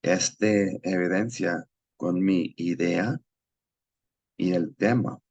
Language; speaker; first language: Spanish; non-native, learner; English